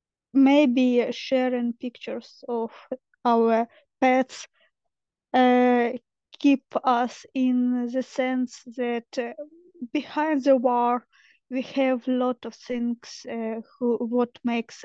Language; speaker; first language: English; non-native, fluent; Ukrainian